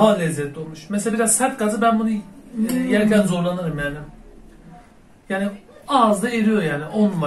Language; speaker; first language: Turkish; native; Turkish